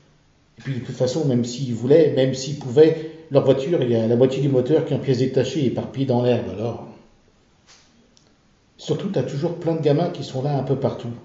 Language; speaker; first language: French; native; French